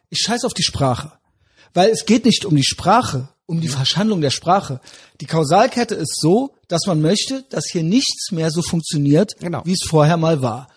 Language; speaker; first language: German; native; German